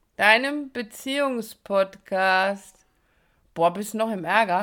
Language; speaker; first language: German; native; German